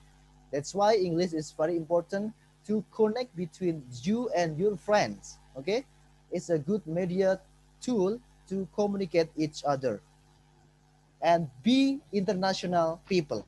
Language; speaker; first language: English; non-native, fluent; Indonesian